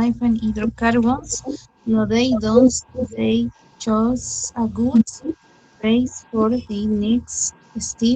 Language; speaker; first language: English; non-native, fluent; Spanish